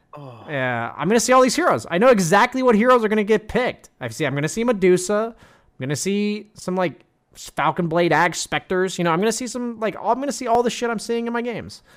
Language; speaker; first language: English; native; English